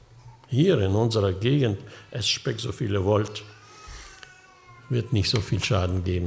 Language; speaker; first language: German; early bilingual, heritage; German